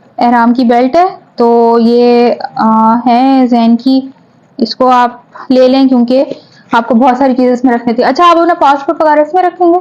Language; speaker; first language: Urdu; native; Urdu